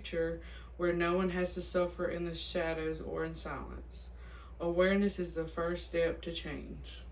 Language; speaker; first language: English; native; English